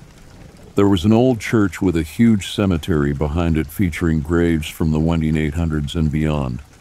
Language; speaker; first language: English; native; English